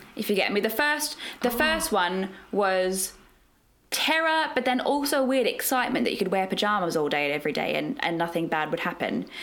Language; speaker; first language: English; native; English